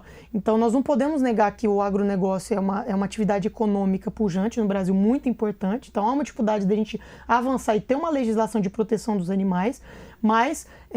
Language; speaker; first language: Portuguese; native; Portuguese